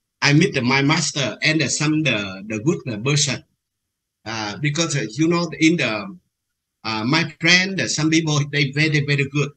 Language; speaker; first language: English; non-native, learner; Vietnamese